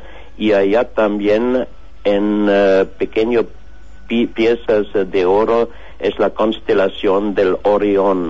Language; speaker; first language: Spanish; non-native, learner; German